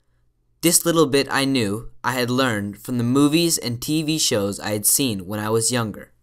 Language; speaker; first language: English; native; English